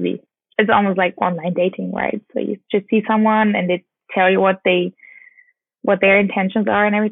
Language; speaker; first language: English; non-native, fluent; German